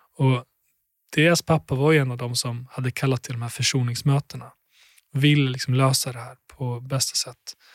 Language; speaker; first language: Swedish; early bilingual, other home language; Albanian